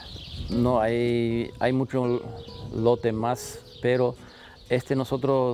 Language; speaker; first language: Spanish; non-native, local second language; German